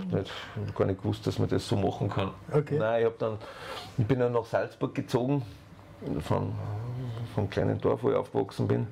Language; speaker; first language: German; native; German